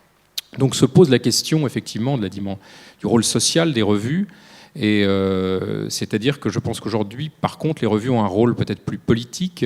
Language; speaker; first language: French; native; French